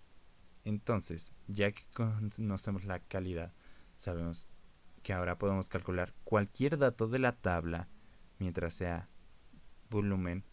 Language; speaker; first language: Spanish; native; Spanish